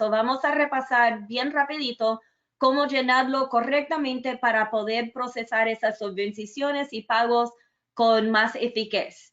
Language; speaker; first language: Spanish; early bilingual, other home language; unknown